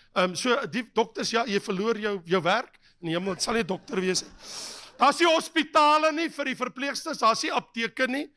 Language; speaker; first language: Afrikaans; native; Afrikaans